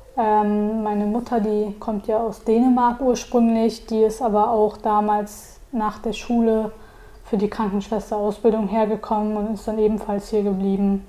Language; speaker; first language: German; early bilingual, other home language; Turkish